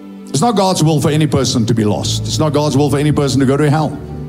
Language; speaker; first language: English; non-native, local second language; Afrikaans